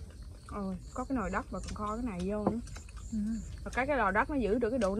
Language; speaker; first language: Vietnamese; native; Vietnamese